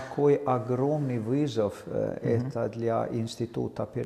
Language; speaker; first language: Russian; non-native, fluent; Swedish